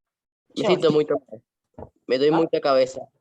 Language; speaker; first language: Spanish; native; Spanish